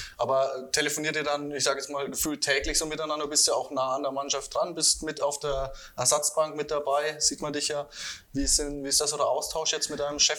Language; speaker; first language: German; native; German